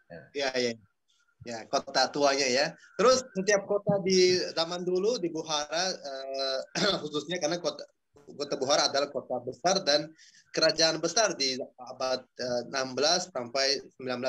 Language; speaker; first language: Indonesian; non-native, fluent; Uzbek